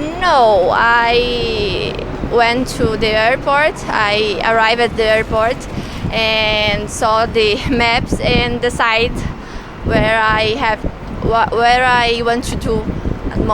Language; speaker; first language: English; non-native, learner; Portuguese